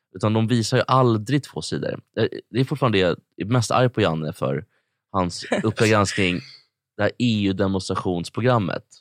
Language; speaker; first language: Swedish; native; Swedish